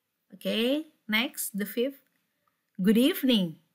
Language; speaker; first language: English; non-native, fluent; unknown